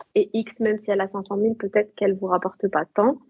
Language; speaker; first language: French; non-native, local second language; Arabic